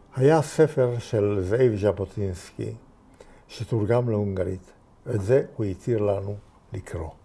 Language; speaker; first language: Hebrew; non-native, fluent; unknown